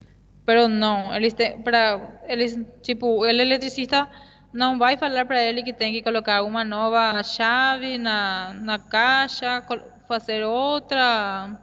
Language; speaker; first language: Portuguese; non-native, fluent; Spanish